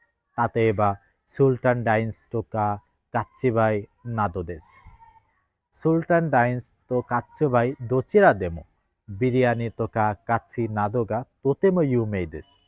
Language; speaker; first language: Japanese; non-native, learner; Bangla